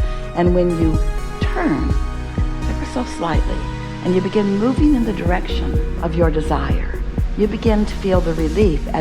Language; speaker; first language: English; native; English